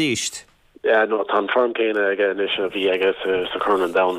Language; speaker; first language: Irish; non-native, local second language; English